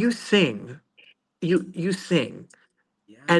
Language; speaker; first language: English; native; English